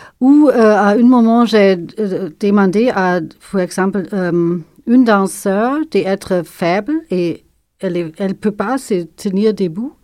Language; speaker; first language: French; non-native, fluent; German